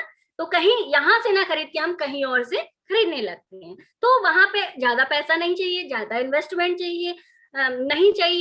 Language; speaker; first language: Hindi; native; Hindi